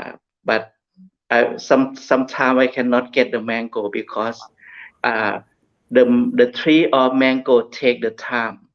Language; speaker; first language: English; non-native, learner; Thai